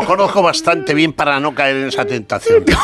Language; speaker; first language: Spanish; native; Spanish